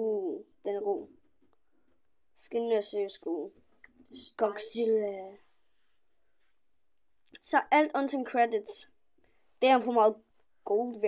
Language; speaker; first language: Danish; early bilingual, other home language; Polish